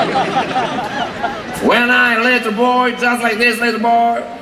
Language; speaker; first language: English; non-native, learner; Polish